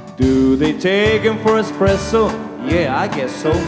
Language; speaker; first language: English; non-native, fluent; Italian